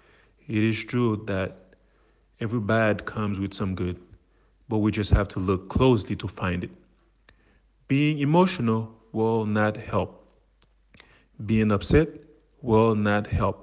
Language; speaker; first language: English; non-native, fluent; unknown